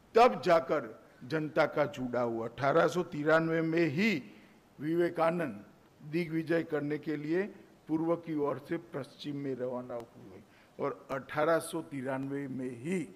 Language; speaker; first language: Hindi; non-native, local second language; Gujarati